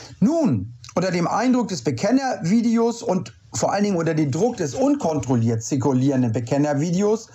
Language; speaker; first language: German; native; German